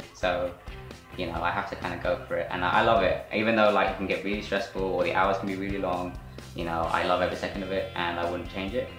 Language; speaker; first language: English; native; English